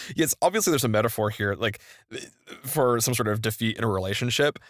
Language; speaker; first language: English; native; English